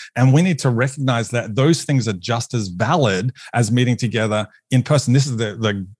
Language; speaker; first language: English; native; English